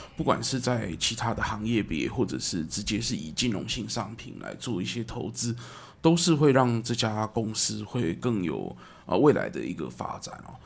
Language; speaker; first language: Chinese; native; Chinese